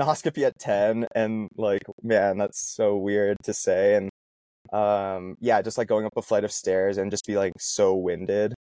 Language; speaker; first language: English; native; English